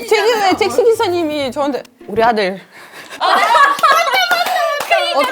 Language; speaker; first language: Korean; non-native, fluent; Russian